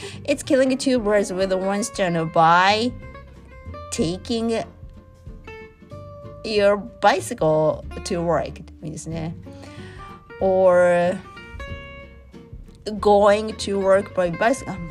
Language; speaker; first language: English; non-native, learner; Japanese